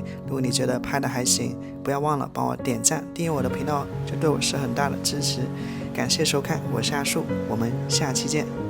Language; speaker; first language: Chinese; native; Chinese